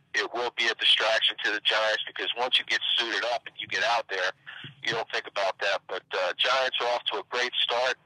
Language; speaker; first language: English; native; English